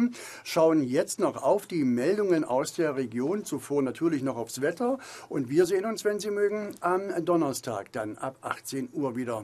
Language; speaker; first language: German; native; German